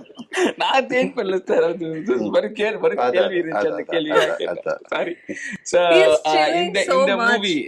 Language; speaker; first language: Tamil; native; Tamil